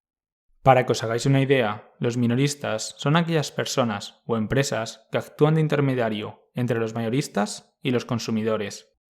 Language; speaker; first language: Spanish; native; Spanish